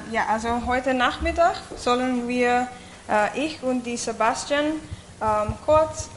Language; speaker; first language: German; non-native, fluent; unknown